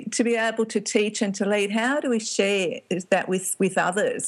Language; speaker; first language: English; native; English